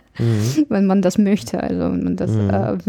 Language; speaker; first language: German; non-native, fluent; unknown